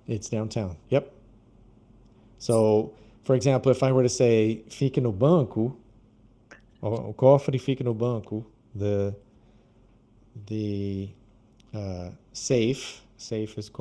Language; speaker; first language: English; non-native, fluent; Portuguese